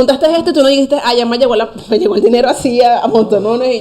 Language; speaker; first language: Spanish; native; Spanish